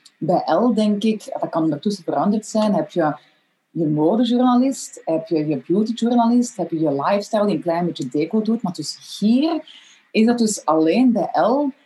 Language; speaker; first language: Dutch; native; Dutch